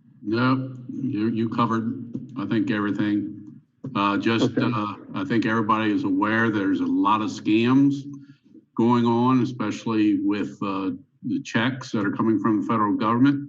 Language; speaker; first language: English; native; English